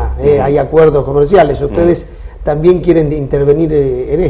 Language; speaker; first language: Spanish; native; Spanish